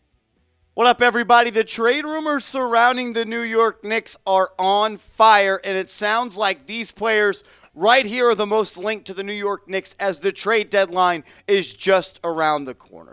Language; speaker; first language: English; native; English